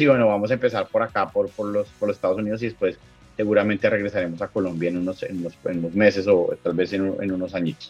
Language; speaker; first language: Spanish; native; Spanish